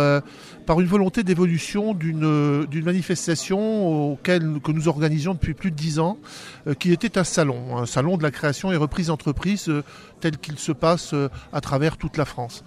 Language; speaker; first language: French; native; French